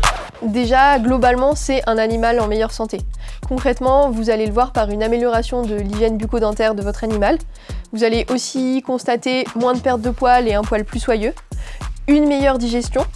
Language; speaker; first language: French; native; French